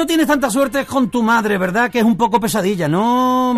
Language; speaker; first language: Spanish; native; Spanish